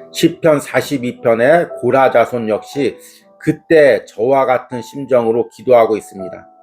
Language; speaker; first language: Korean; native; Korean